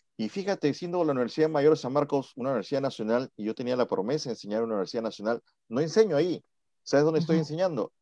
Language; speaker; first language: Spanish; native; Spanish